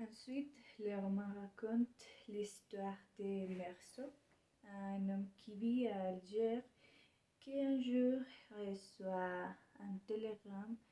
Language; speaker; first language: French; non-native, learner; Spanish